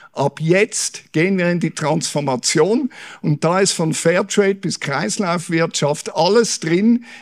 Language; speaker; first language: German; native; German